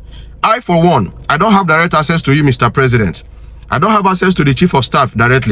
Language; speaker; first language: English; non-native, local second language; Igbo